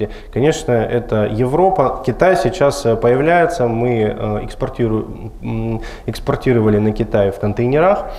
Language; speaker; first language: Russian; native; Russian